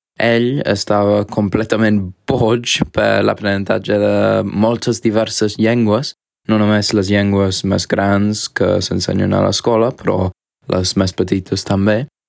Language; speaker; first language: Catalan; non-native, fluent; English